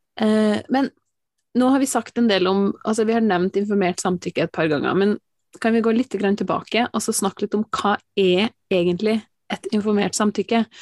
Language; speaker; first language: Norwegian; native; Norwegian